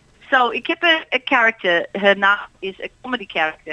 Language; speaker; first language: Dutch; early bilingual, heritage; Dutch